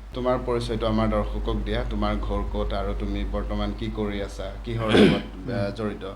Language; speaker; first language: Assamese; non-native, local second language; Mising